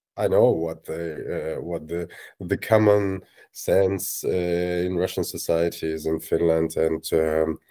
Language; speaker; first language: English; non-native, fluent; Russian